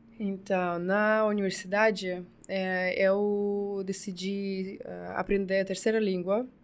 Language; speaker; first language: Portuguese; non-native, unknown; Russian